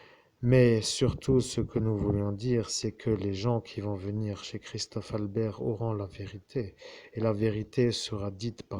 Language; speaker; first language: French; native; French